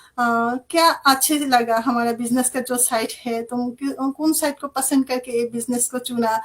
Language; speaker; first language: Hindi; non-native, fluent; Bangla